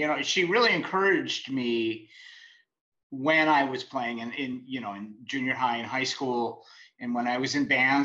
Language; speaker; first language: English; native; English